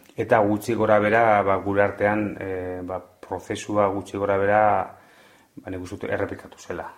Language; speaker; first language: Basque; non-native, local second language; Spanish